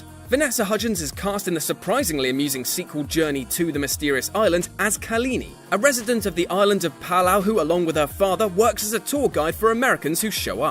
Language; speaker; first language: English; native; English